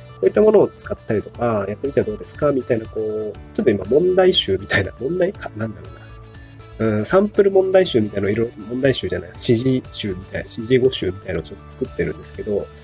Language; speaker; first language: Japanese; native; Japanese